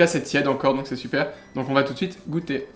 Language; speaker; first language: French; native; French